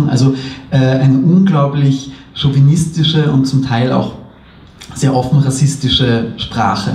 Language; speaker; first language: German; native; German